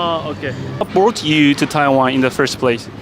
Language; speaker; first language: English; non-native, fluent; Chinese